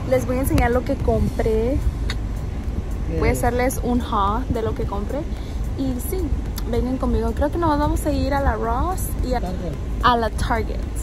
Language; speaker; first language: Spanish; early bilingual, heritage; Spanish